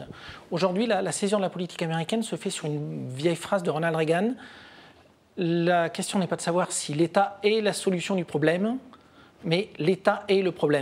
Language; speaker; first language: French; native; French